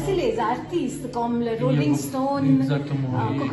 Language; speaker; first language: French; non-native, learner; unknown